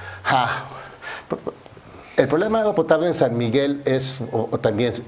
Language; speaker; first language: Spanish; native; Spanish